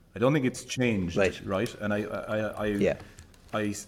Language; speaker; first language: English; native; English